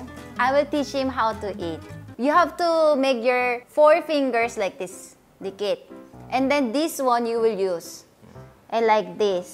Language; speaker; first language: English; non-native, fluent; Korean